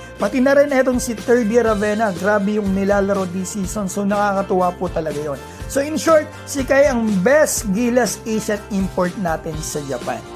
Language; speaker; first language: Filipino; native; Filipino